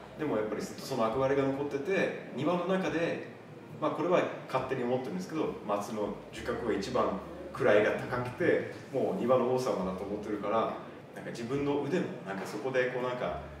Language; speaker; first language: Japanese; non-native, fluent; Swedish